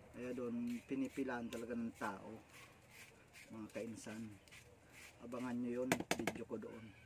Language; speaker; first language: Filipino; non-native, local second language; Bikol